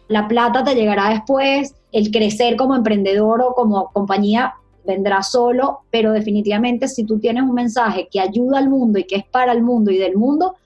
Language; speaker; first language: Spanish; native; Spanish